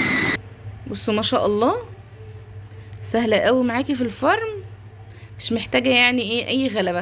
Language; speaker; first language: Arabic; native; Arabic